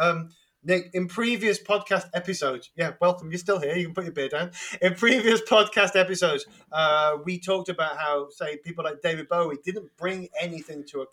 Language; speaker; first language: English; native; English